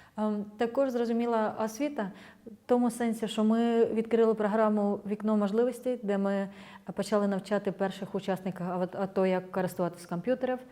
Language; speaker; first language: Ukrainian; non-native, fluent; Estonian